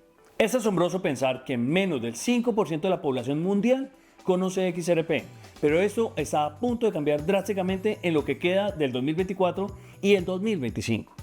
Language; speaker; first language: Spanish; native; Spanish